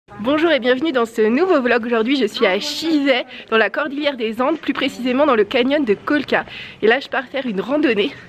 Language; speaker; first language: French; native; French